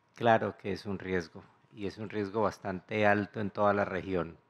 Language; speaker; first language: Spanish; native; Spanish